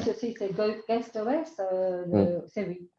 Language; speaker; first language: French; non-native, fluent; English